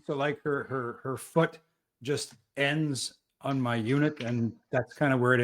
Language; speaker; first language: English; native; English